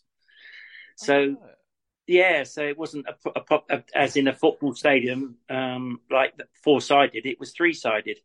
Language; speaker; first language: English; native; English